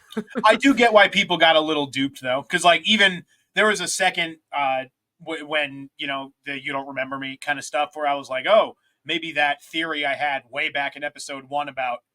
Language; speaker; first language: English; native; English